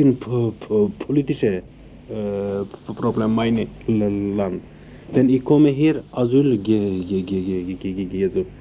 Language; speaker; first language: German; non-native, learner; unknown